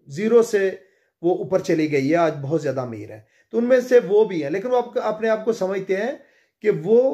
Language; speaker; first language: Urdu; non-native, local second language; Punjabi